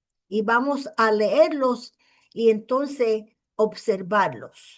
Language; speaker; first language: Spanish; early bilingual, heritage; English